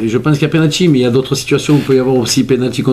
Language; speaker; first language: French; native; French